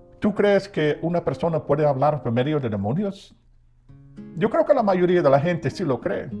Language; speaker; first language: Spanish; non-native, fluent; English